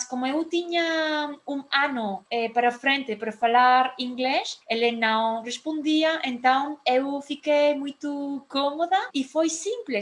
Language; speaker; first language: Portuguese; non-native, fluent; Spanish